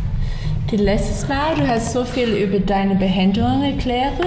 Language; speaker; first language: German; non-native, learner; English